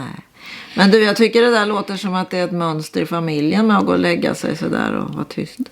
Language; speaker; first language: Swedish; native; Swedish